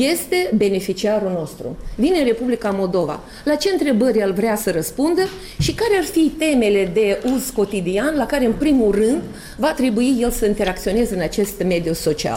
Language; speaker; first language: Romanian; native; Romanian